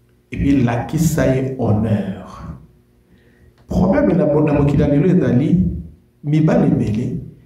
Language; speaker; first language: French; non-native, local second language; Lingala